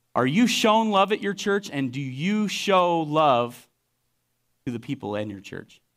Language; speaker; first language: English; native; English